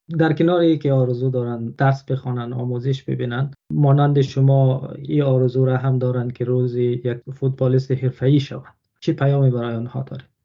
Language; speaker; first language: Persian; native; Persian